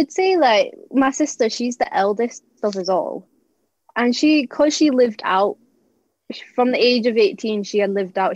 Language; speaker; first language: English; native; English